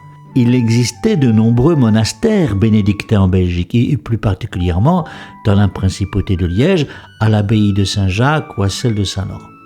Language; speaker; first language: French; native; French